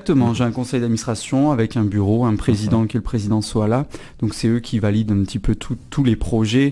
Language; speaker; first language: French; native; French